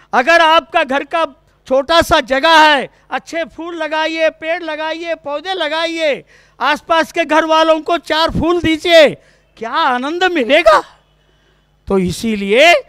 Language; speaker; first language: Hindi; non-native, local second language; Kannada